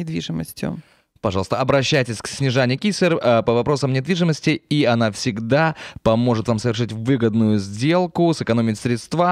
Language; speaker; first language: Russian; native; Russian